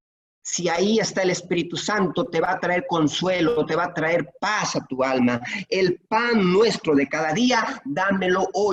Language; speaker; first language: Spanish; native; Spanish